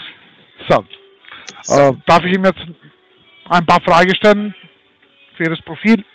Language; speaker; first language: German; non-native, learner; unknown